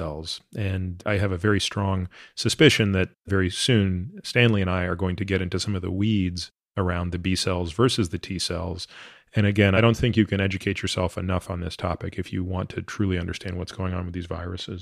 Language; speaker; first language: English; native; English